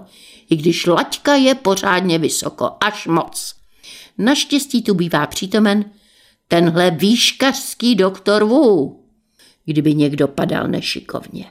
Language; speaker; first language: Czech; native; Czech